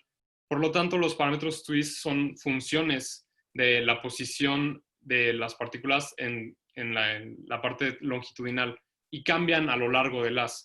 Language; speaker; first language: Spanish; native; Spanish